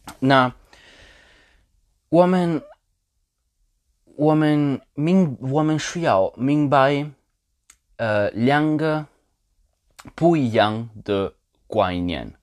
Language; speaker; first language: Chinese; non-native, learner; Polish